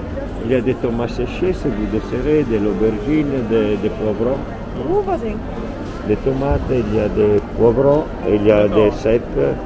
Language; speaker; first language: French; non-native, learner; Italian